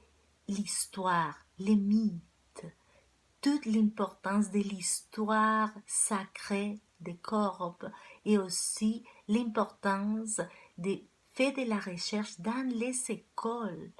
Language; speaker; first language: French; non-native, fluent; Spanish